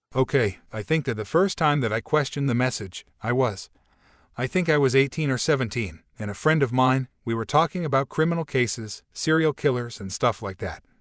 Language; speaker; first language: English; non-native, fluent; Portuguese